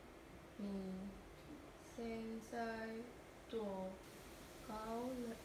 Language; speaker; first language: Chinese; non-native, learner; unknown